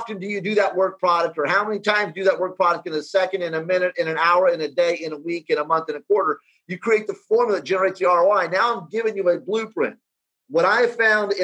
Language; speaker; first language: English; native; English